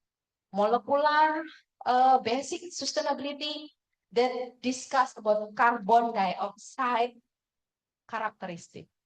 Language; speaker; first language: English; non-native, fluent; Indonesian